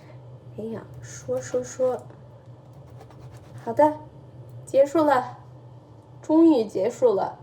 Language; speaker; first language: Chinese; early bilingual, heritage; Chinese